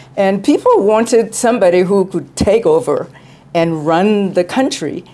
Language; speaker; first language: English; native; English